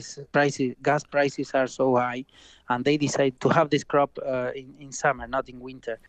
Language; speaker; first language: English; non-native, fluent; Spanish